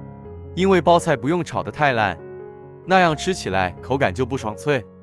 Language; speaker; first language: Chinese; native; Chinese